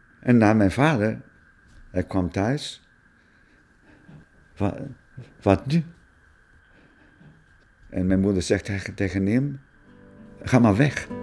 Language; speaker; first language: Dutch; non-native, fluent; Portuguese